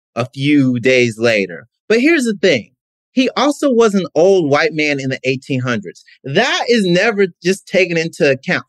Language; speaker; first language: English; native; English